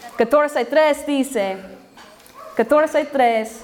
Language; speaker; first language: Spanish; non-native, learner; English